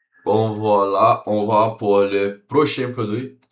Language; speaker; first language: French; non-native, learner; Portuguese